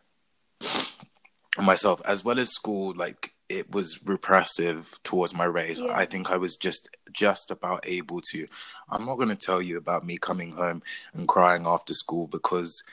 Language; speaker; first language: English; native; English